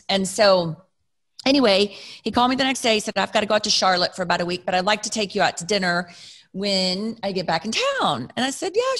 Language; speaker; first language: English; native; English